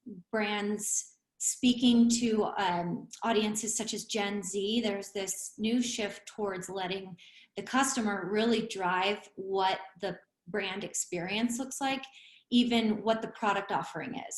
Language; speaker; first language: English; native; English